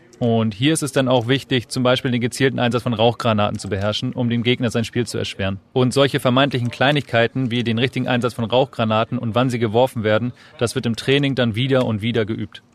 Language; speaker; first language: German; native; German